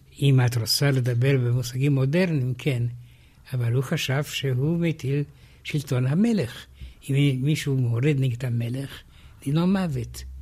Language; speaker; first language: Hebrew; non-native, fluent; Romanian